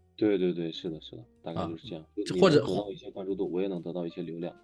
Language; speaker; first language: Chinese; native; Chinese